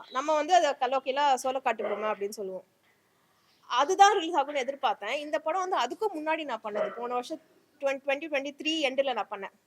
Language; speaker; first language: Tamil; native; Tamil